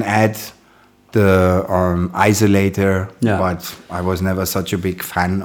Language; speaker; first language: English; non-native, fluent; German